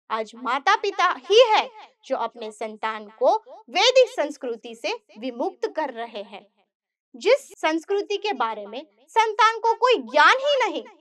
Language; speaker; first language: Hindi; non-native, local second language; Gujarati